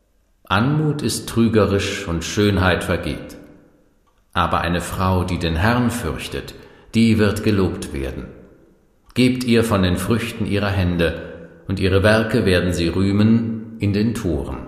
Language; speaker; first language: German; native; German